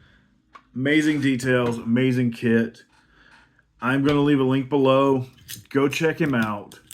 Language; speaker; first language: English; native; English